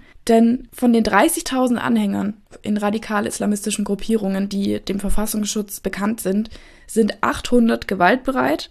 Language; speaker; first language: German; native; German